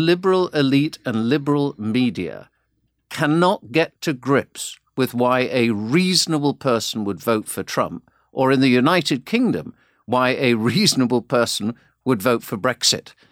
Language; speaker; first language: English; native; English